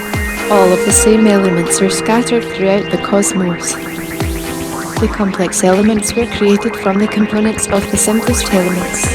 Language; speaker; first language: English; native; English